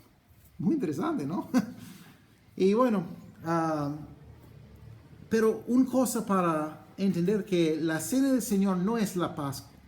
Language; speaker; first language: Spanish; non-native, fluent; English